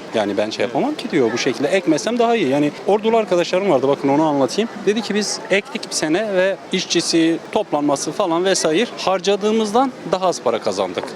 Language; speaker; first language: Turkish; native; Turkish